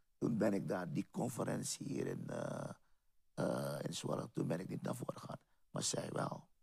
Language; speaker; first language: Dutch; native; Dutch